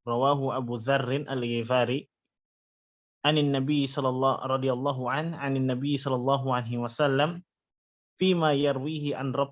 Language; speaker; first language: Arabic; non-native, fluent; Indonesian